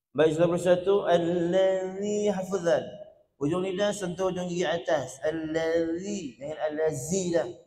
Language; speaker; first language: Malay; native; Malay